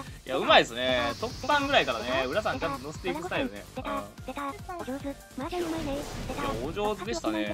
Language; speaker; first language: Japanese; native; Japanese